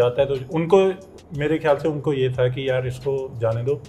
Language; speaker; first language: English; non-native, local second language; Punjabi